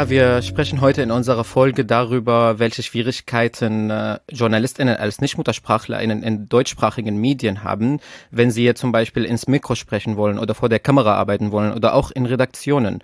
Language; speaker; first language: German; non-native, fluent; Persian